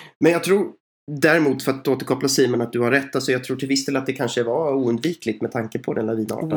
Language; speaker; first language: Swedish; native; Swedish